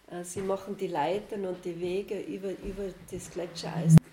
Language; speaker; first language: German; native; German